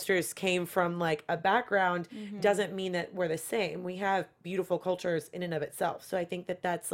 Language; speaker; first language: English; native; English